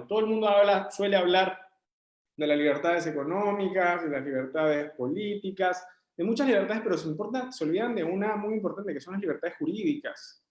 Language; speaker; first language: Spanish; native; Spanish